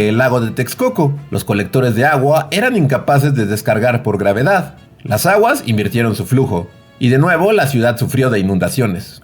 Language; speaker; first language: Spanish; native; Spanish